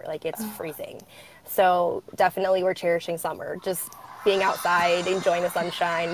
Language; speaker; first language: English; native; English